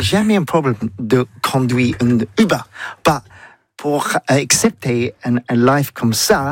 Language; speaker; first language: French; non-native, learner; English